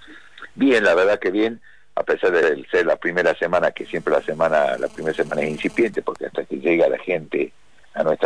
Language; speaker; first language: Spanish; native; Spanish